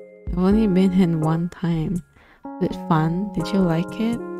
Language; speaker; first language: English; native; English